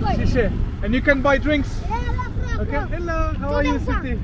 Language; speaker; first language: English; non-native, fluent; French